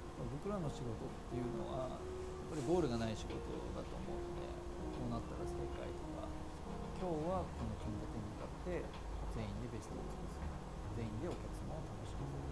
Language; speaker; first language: Japanese; native; Japanese